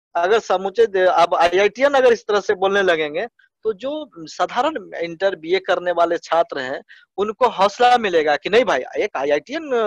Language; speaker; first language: Hindi; native; Hindi